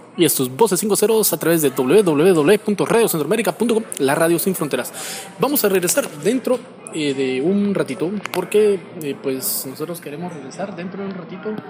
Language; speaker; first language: Spanish; native; Spanish